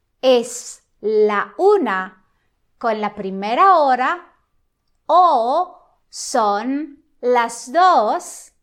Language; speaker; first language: Spanish; non-native, fluent; Italian